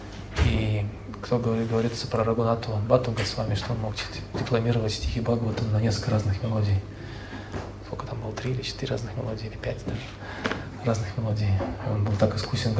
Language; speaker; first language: Russian; native; Russian